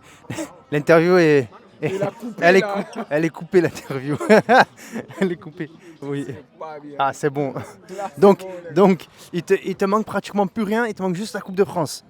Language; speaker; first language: French; native; French